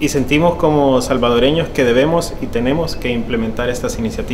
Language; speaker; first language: Spanish; native; Spanish